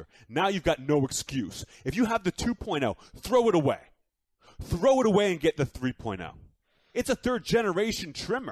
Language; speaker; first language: English; native; English